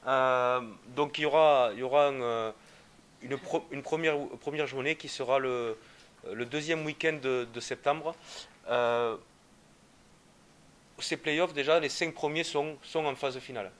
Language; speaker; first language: French; native; French